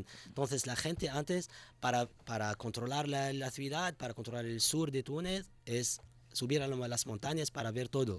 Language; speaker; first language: Spanish; non-native, fluent; Arabic